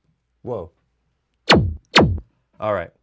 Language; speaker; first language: English; native; English